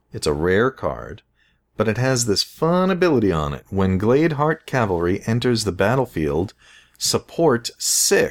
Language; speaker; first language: English; native; English